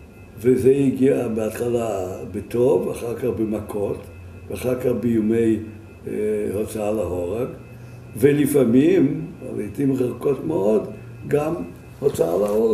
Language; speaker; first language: Hebrew; non-native, fluent; Yiddish